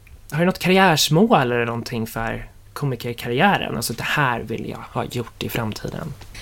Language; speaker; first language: Swedish; native; Swedish